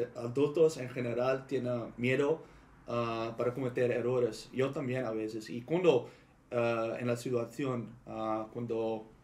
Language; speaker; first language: Spanish; non-native, learner; Dutch